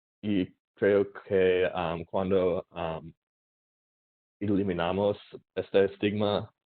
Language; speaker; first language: Spanish; non-native, learner; English